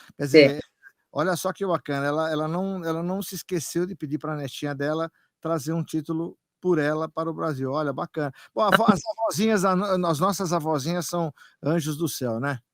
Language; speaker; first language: Portuguese; native; Portuguese